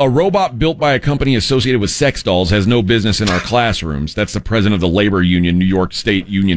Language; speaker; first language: English; native; English